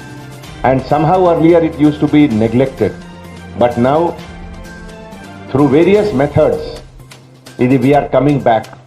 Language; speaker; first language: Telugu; non-native, fluent; Hindi